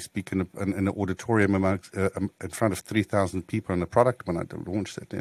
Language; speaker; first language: English; native; English